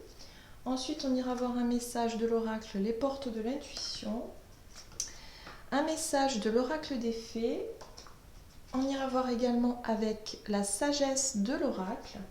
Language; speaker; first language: French; native; French